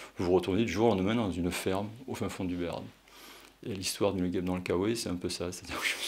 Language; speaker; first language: French; native; French